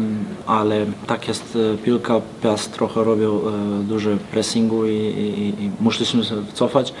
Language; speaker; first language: Polish; non-native, learner; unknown